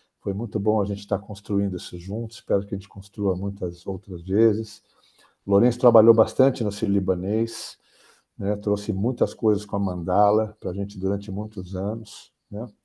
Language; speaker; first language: Portuguese; native; Portuguese